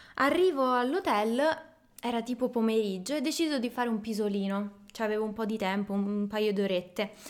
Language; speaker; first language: Italian; native; Italian